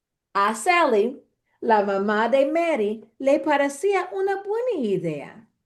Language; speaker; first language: Spanish; non-native, fluent; English